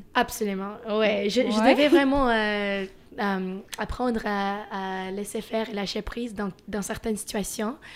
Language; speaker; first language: French; early bilingual, other home language; Russian